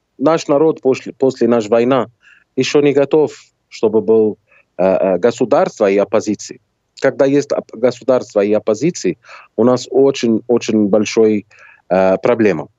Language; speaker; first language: Russian; non-native, fluent; Arabic